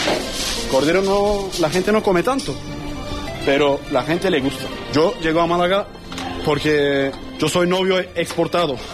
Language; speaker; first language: Spanish; non-native, learner; Turkish